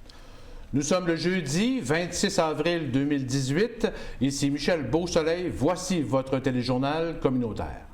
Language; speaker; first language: French; native; French